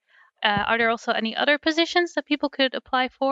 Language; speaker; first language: English; non-native, fluent; Dutch